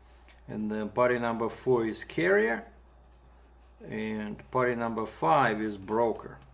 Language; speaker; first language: English; non-native, fluent; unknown